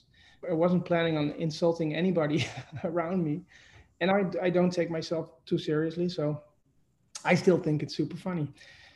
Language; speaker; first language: English; non-native, fluent; Dutch